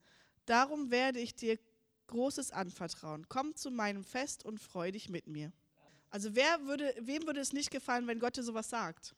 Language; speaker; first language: German; early bilingual, heritage; German